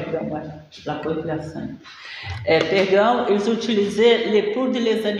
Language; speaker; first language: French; non-native, learner; Portuguese